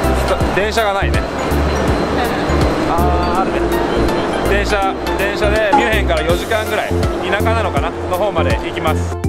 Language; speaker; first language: Japanese; native; Japanese